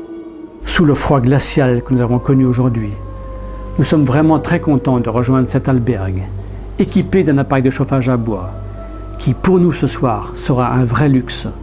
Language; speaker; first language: French; native; French